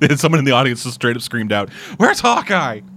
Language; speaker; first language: English; native; English